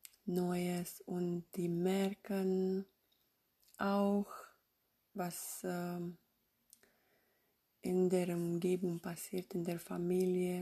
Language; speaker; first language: German; non-native, fluent; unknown